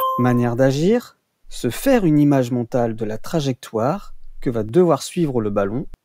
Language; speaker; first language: French; native; French